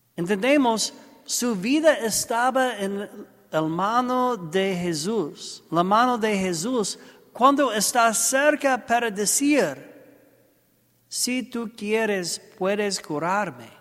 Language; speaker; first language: Spanish; non-native, learner; English